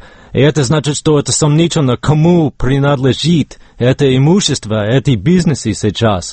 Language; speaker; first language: Russian; non-native, fluent; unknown